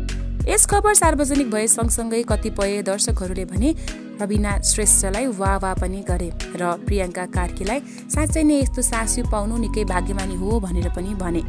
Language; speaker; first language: Nepali; native; Nepali